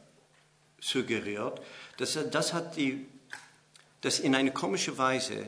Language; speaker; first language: German; non-native, fluent; English